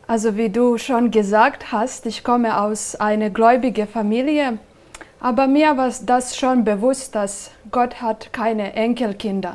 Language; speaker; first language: German; non-native, fluent; Serbian